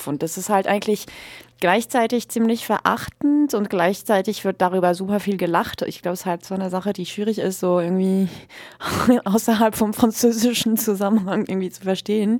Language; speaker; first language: German; native; German